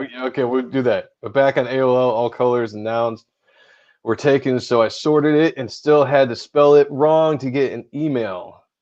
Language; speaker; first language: English; native; English